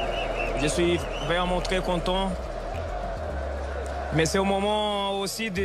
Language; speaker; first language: French; non-native, fluent; Portuguese